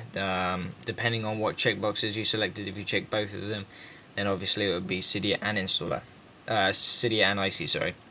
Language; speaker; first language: English; native; English